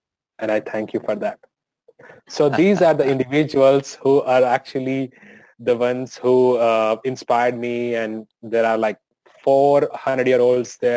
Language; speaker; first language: English; non-native, local second language; Telugu